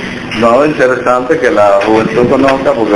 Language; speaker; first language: Spanish; native; Spanish